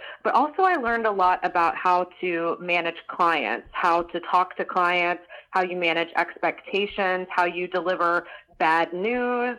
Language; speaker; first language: English; native; English